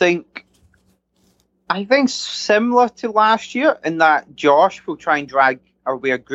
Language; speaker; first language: English; native; English